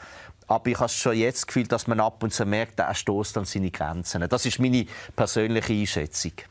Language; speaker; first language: German; native; German